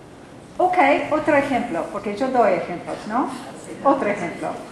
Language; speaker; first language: Spanish; non-native, learner; English